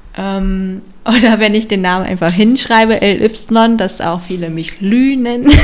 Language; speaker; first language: German; early bilingual, other home language; Vietnamese